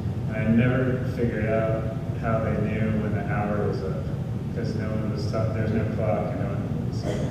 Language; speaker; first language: English; native; English